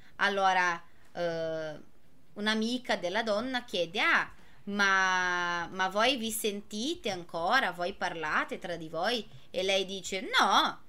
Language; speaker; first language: Italian; non-native, fluent; Portuguese